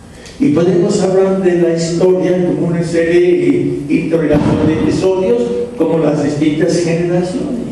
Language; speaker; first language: Spanish; non-native, fluent; English